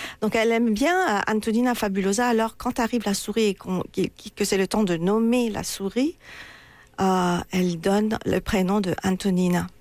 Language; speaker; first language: French; non-native, local second language; Morisyen